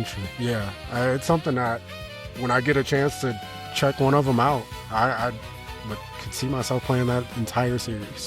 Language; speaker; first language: English; native; English